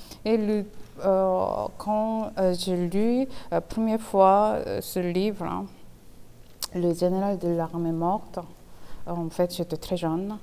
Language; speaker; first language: French; non-native, fluent; Korean